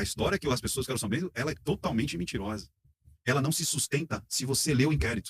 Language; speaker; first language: Portuguese; native; Portuguese